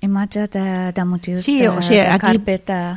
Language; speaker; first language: Catalan; non-native, fluent; Persian